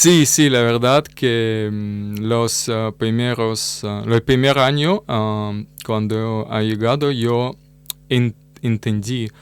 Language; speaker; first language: Spanish; non-native, learner; Russian